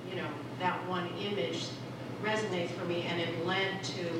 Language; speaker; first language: English; non-native, local second language; Filipino